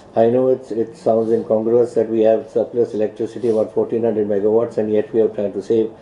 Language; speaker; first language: English; non-native, local second language; Punjabi